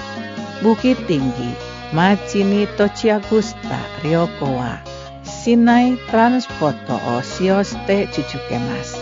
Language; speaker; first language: Japanese; non-native, learner; Indonesian